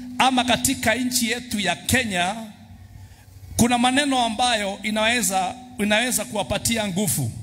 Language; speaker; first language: Swahili; non-native, local second language; Kikuyu